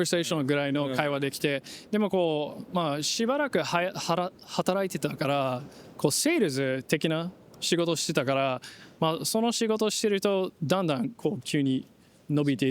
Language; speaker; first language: Japanese; non-native, fluent; English